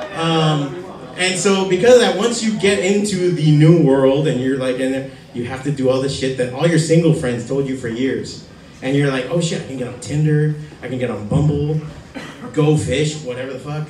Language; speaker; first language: English; native; English